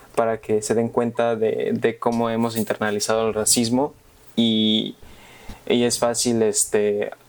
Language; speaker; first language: Spanish; early bilingual, heritage; Spanish